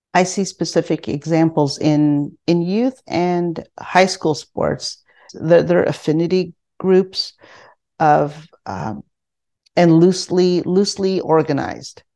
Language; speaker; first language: English; non-native, local second language; Filipino